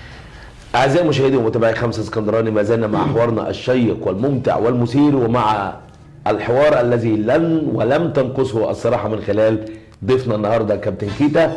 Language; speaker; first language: Arabic; native; Arabic